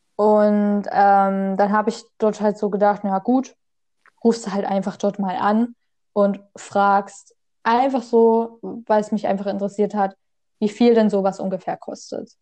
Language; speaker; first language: German; native; German